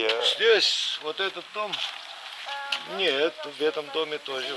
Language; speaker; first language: Russian; native; Russian